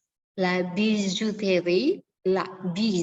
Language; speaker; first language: French; non-native, learner; Indonesian